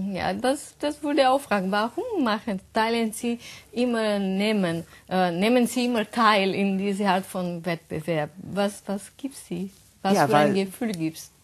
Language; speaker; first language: German; non-native, learner; Portuguese